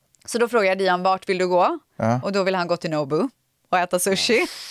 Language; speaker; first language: Swedish; native; Swedish